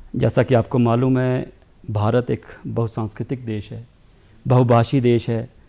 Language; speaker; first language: Hindi; native; Hindi